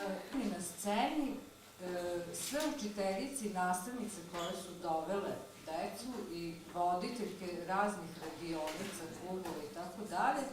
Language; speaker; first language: Bosnian; native; Bosnian